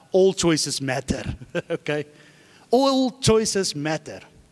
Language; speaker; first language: English; non-native, local second language; Afrikaans